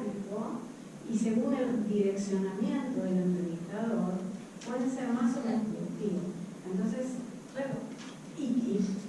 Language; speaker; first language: Spanish; native; Spanish